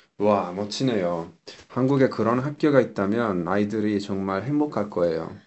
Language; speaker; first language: Korean; non-native, fluent; English